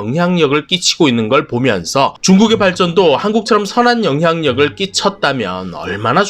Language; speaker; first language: Korean; native; Korean